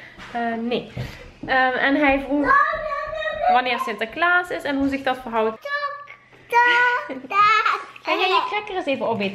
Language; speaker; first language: Dutch; native; Dutch